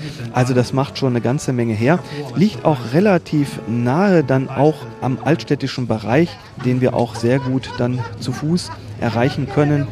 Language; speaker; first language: German; native; German